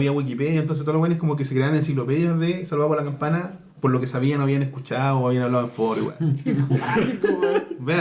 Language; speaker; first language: Spanish; native; Spanish